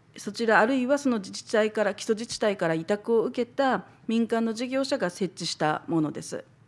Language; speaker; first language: Japanese; native; Japanese